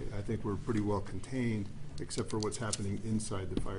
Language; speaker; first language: English; native; English